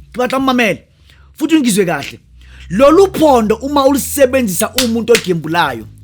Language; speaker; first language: Zulu; non-native, local second language; Northern Sotho